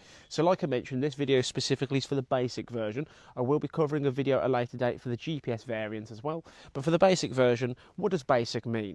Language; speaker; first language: English; native; English